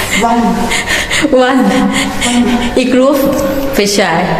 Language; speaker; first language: German; non-native, learner; Thai